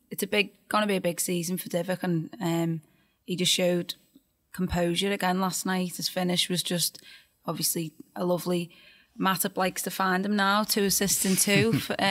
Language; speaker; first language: English; native; English